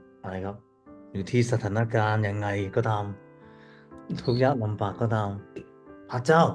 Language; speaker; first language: Thai; non-native, learner; Cantonese